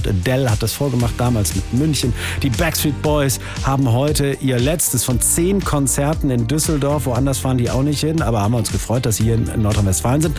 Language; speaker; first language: German; native; German